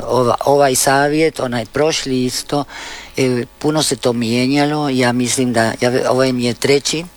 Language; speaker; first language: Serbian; early bilingual, heritage; Spanish